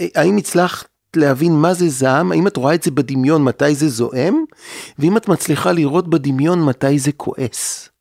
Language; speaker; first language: Hebrew; native; Hebrew